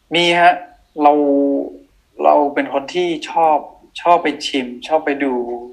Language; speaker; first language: Thai; non-native, local second language; Akha